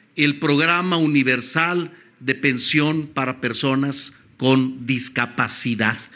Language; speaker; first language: Spanish; native; Spanish